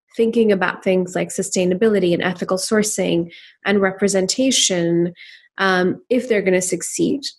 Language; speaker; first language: English; non-native, local second language; Urdu